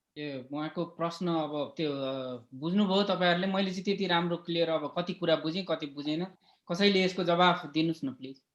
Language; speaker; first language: Nepali; native; Nepali